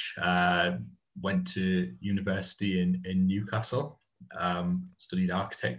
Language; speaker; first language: English; native; English